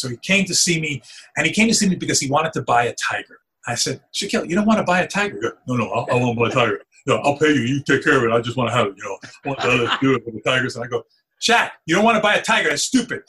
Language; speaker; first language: English; early bilingual, other home language; Spanish